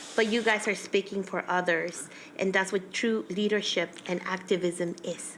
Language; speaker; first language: English; early bilingual, other home language; Spanish